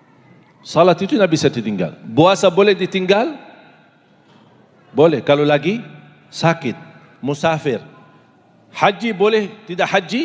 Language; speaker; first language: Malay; non-native, fluent; Arabic